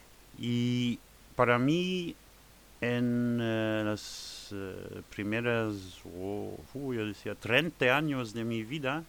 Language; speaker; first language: Spanish; non-native, fluent; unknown